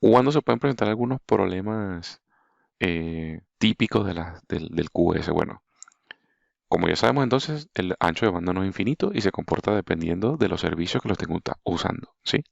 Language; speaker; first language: Spanish; native; Spanish